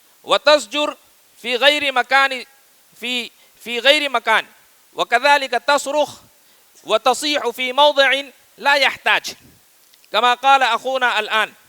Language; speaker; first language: Arabic; non-native, fluent; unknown